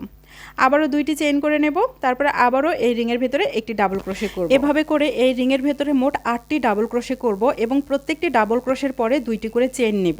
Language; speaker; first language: Bangla; native; Bangla